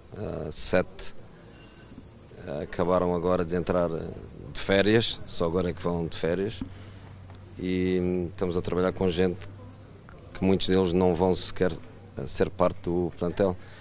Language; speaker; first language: Portuguese; native; Portuguese